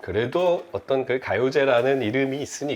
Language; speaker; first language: Korean; native; Korean